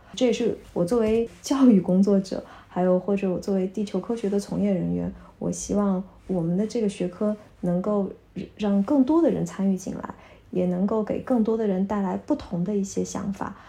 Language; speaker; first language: Chinese; native; Chinese